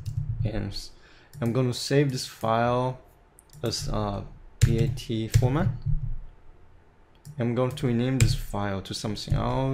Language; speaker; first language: English; non-native, fluent; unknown